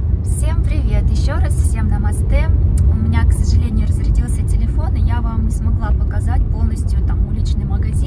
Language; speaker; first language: Russian; native; Russian